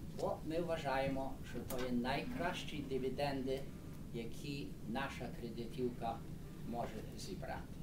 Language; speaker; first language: Ukrainian; early bilingual, heritage; Ukrainian